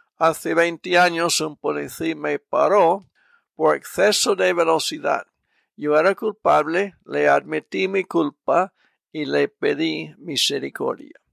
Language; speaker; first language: Spanish; non-native, fluent; English